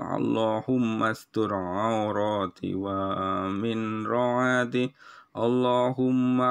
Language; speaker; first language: Arabic; non-native, learner; Indonesian